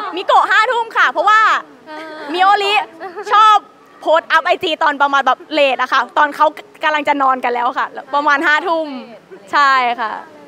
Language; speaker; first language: Thai; native; Thai